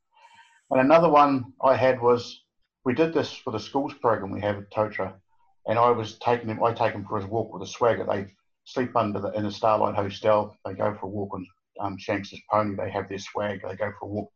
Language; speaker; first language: English; native; English